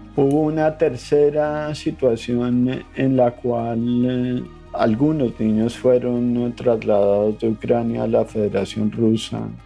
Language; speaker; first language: Spanish; native; Spanish